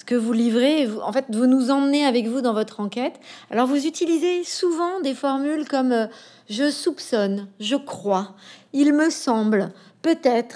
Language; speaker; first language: French; native; French